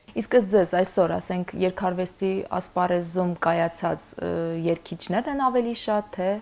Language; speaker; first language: Armenian; native; Armenian